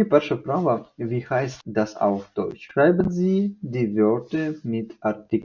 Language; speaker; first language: German; non-native, fluent; Ukrainian